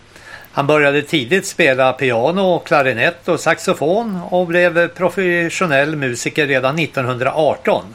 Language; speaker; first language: Swedish; native; Swedish